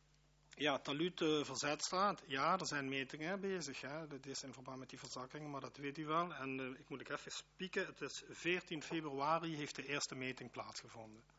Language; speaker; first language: Dutch; native; Dutch